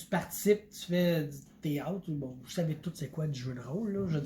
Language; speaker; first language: French; native; French